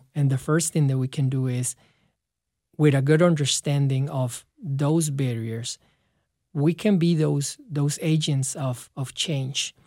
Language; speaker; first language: English; non-native, fluent; Spanish